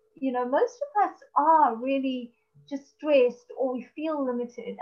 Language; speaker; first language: English; native; English